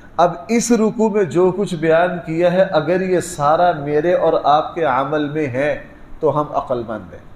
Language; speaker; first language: Urdu; non-native, local second language; Punjabi